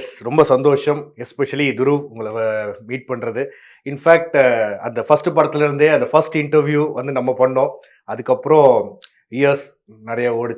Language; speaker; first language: Tamil; native; Tamil